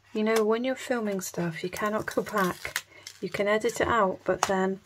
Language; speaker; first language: English; native; English